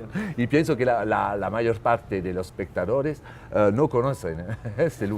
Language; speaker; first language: Spanish; non-native, learner; French